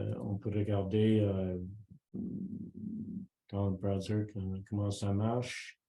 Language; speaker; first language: French; non-native, local second language; English